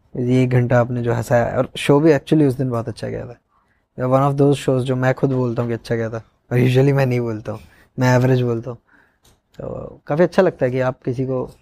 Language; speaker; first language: Hindi; non-native, local second language; Odia